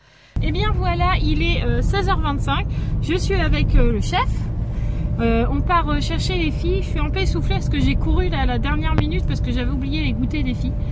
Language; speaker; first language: French; native; French